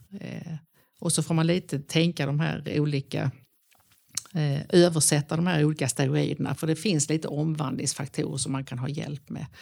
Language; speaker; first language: Swedish; native; Swedish